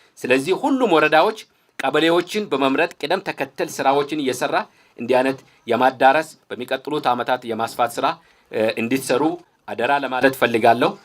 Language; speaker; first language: Amharic; native; Amharic